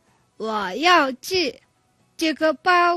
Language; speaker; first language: Chinese; non-native, fluent; Mongolian